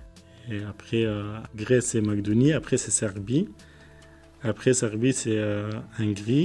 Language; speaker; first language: French; non-native, learner; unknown